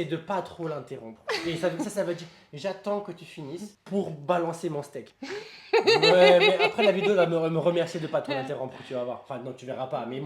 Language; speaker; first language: French; native; French